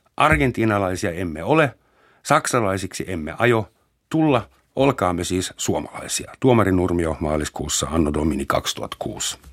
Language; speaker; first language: Finnish; non-native, fluent; German